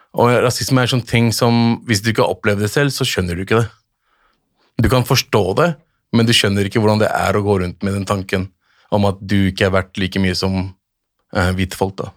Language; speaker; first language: Norwegian; early bilingual, other home language; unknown